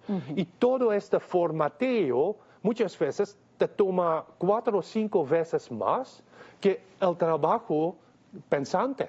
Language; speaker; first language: Spanish; non-native, fluent; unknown